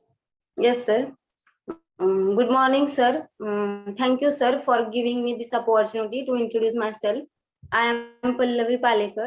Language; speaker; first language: English; non-native, learner; Marathi